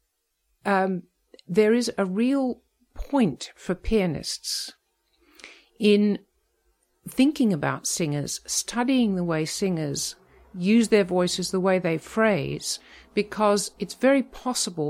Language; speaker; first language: English; native; English